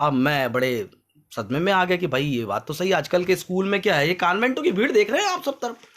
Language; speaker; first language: Hindi; native; Hindi